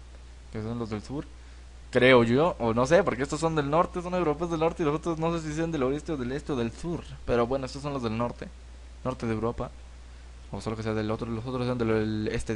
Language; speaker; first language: Spanish; native; Spanish